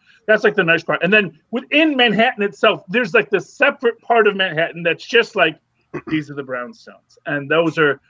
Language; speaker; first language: English; native; English